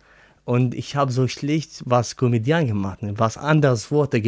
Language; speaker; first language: German; non-native, learner; Arabic